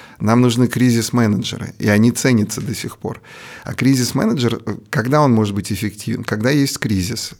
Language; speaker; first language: Russian; native; Russian